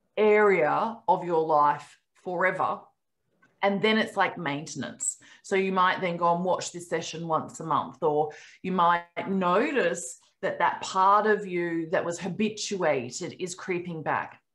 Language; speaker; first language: English; native; English